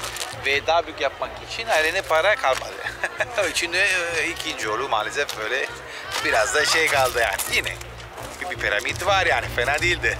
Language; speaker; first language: Turkish; non-native, fluent; Italian